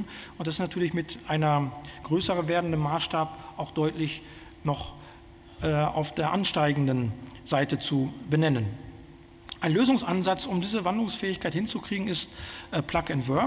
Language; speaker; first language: German; native; German